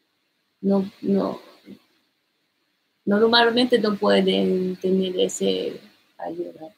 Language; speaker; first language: Spanish; non-native, learner; Japanese